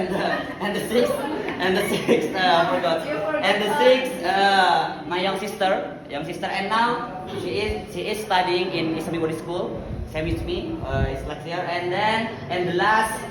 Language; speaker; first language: English; non-native, learner; Indonesian